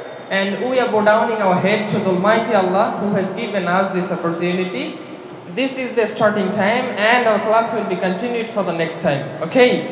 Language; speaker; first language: English; non-native, local second language; Bangla